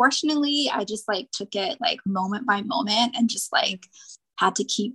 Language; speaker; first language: English; native; English